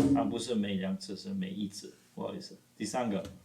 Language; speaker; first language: Chinese; non-native, fluent; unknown